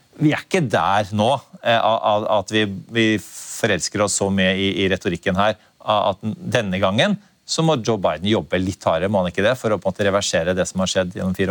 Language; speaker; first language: Norwegian; native; Norwegian